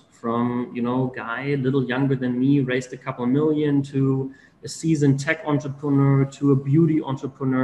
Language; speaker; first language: English; non-native, fluent; German